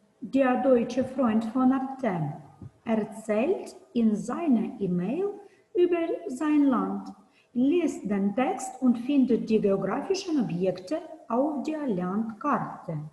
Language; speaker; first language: German; non-native, fluent; Ukrainian